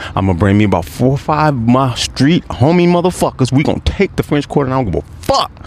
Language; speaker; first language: English; native; English